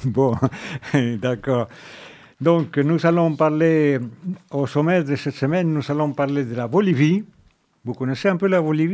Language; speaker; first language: French; non-native, fluent; Spanish